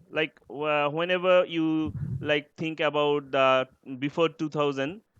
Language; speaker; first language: English; non-native, learner; Bangla